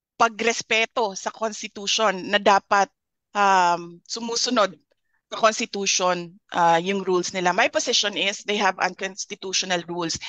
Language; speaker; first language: Filipino; non-native, local second language; Cebuano